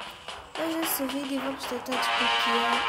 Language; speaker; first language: Portuguese; early bilingual, heritage; Portuguese